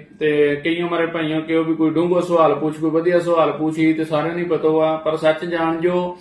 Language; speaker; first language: Punjabi; non-native, local second language; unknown